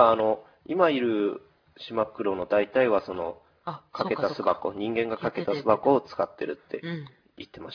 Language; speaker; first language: Japanese; native; Japanese